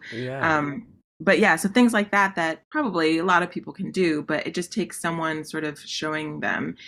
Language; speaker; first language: English; native; English